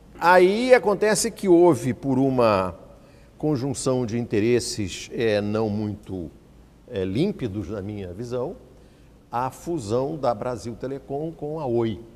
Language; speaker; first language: Portuguese; native; Portuguese